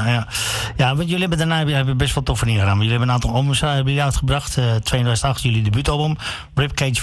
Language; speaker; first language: Dutch; native; Dutch